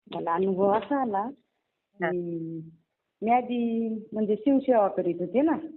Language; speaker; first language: Marathi; native; Marathi